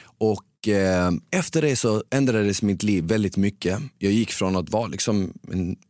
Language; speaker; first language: Swedish; early bilingual, other home language; Bosnian